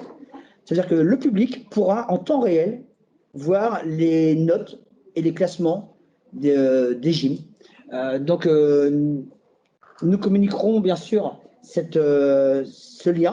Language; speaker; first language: French; native; French